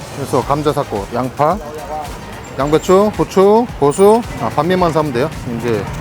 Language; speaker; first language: Korean; native; Korean